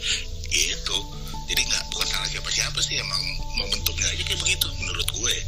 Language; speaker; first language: Indonesian; native; Indonesian